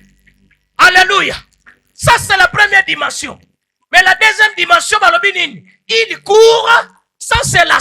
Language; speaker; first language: French; non-native, local second language; Lingala